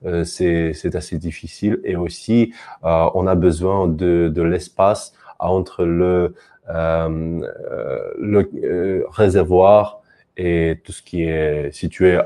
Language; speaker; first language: French; non-native, fluent; Russian